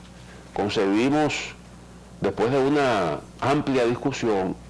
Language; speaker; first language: Spanish; native; Spanish